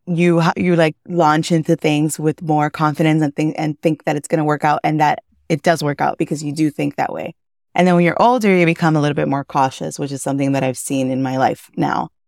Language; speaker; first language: English; early bilingual, other home language; Spanish